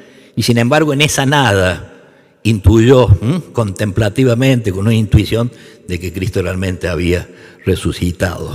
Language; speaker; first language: Spanish; native; Spanish